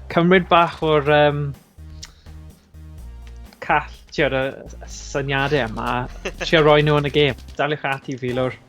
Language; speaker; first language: Welsh; native; Welsh